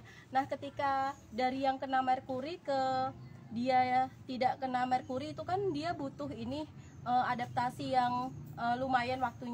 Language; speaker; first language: Indonesian; native; Indonesian